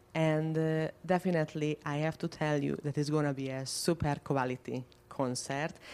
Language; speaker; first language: English; non-native, fluent; Hungarian